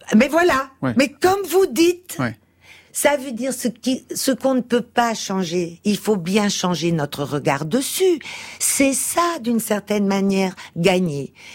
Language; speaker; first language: French; early bilingual, other home language; Portuguese